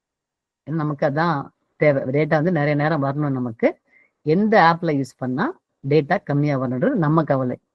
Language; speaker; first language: Tamil; native; Tamil